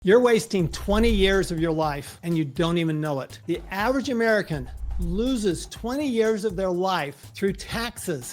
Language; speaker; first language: English; native; English